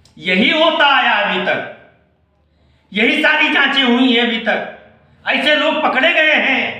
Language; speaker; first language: Hindi; native; Hindi